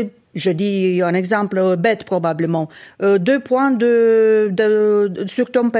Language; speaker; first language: French; non-native, fluent; Romanian